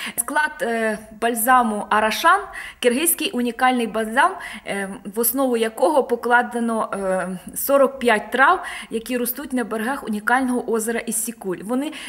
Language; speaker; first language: Ukrainian; native; Ukrainian